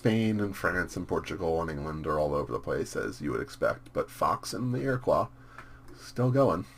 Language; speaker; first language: English; native; English